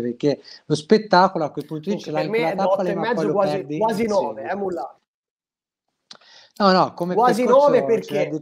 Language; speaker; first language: Italian; native; Italian